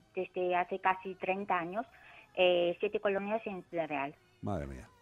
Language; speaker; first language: Spanish; non-native, fluent; German